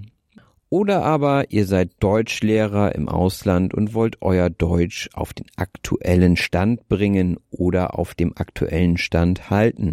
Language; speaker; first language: German; native; German